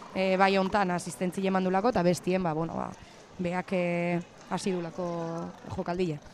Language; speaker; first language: Basque; native; Basque